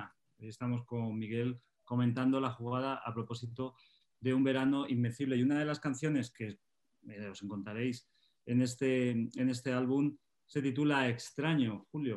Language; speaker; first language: Spanish; native; Spanish